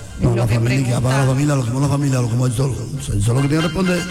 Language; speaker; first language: Spanish; native; Spanish